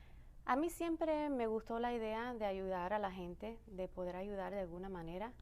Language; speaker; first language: Spanish; early bilingual, other home language; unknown